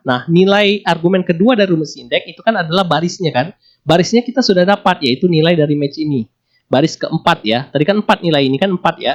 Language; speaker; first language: Indonesian; native; Indonesian